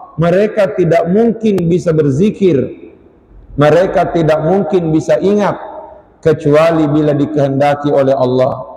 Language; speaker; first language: Malay; non-native, local second language; Buginese